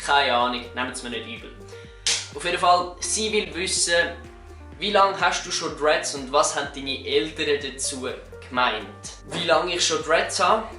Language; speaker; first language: German; native; German